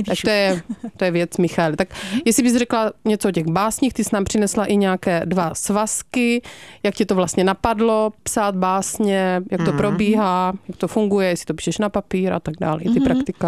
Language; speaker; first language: Czech; native; Czech